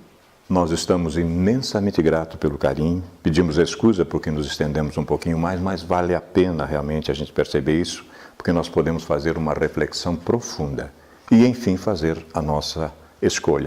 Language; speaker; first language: Portuguese; native; Portuguese